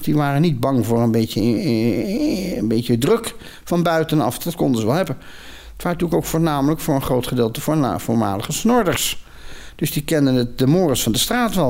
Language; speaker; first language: Dutch; native; Dutch